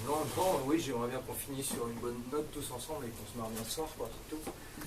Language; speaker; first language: French; native; French